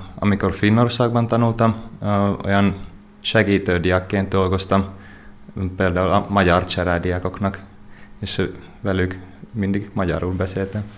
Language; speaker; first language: Hungarian; non-native, fluent; Finnish